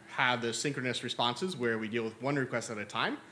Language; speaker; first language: English; native; English